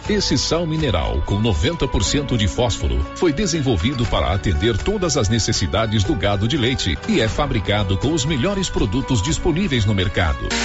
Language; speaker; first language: Portuguese; native; Portuguese